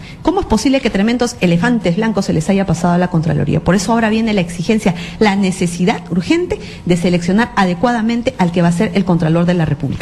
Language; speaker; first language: Spanish; native; Spanish